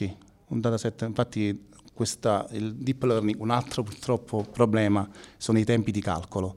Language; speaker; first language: Italian; native; Italian